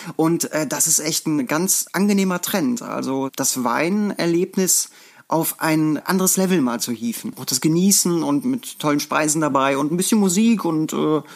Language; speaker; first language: German; native; German